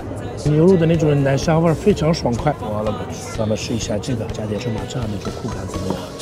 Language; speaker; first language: Chinese; non-native, fluent; Arabic